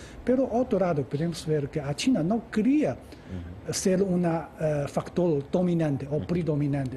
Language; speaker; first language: Spanish; non-native, fluent; Chinese